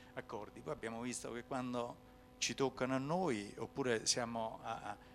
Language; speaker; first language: Italian; native; Italian